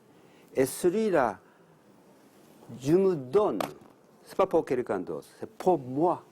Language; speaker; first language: French; non-native, learner; Japanese